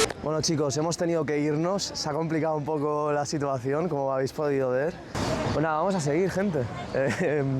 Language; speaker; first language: Spanish; native; Spanish